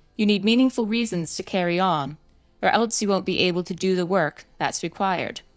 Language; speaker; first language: English; native; English